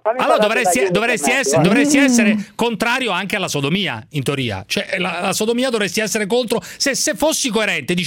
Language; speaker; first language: Italian; native; Italian